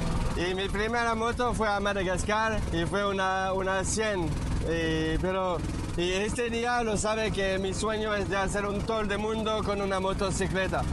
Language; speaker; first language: Spanish; non-native, learner; French